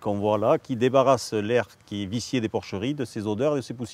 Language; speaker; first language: French; native; French